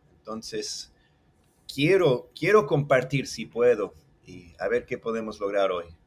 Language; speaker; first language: Spanish; early bilingual, other home language; English